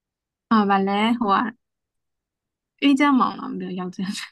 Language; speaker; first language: Chinese; non-native, learner; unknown